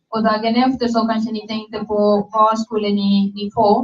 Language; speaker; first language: Swedish; non-native, learner; Spanish